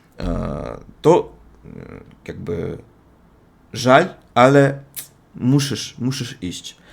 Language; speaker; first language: Polish; non-native, learner; Russian